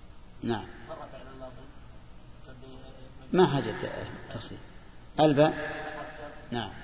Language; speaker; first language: Arabic; native; Arabic